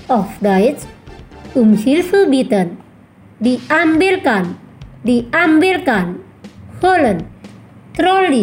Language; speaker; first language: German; non-native, fluent; Indonesian